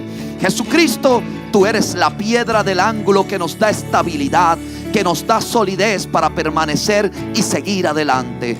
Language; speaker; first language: Spanish; native; Spanish